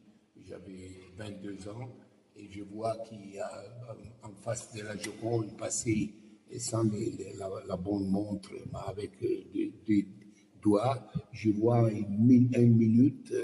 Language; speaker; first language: French; non-native, learner; Italian